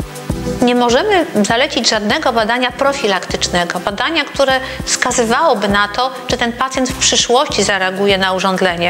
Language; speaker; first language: Polish; native; Polish